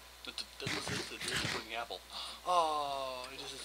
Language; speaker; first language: English; native; English